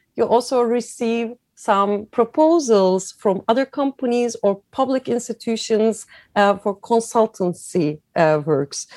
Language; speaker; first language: English; non-native, fluent; Turkish